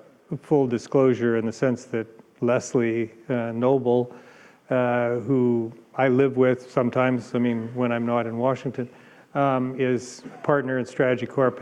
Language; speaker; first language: English; native; English